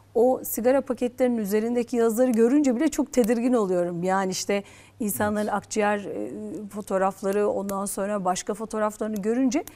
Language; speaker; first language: Turkish; native; Turkish